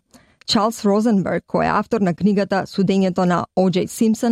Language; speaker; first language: Macedonian; native; Macedonian